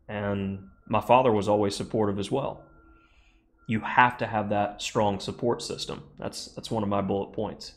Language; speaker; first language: English; native; English